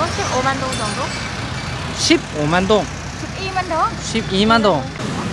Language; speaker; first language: Korean; native; Korean